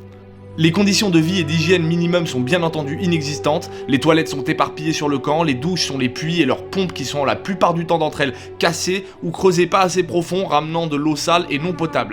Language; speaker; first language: French; native; French